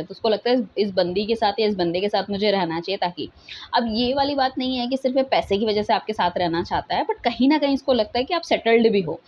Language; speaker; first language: Hindi; native; Hindi